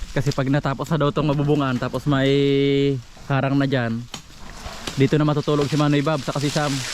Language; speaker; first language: Filipino; non-native, local second language; Bikol